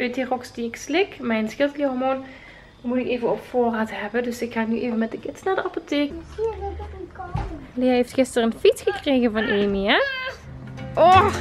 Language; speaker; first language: Dutch; native; Dutch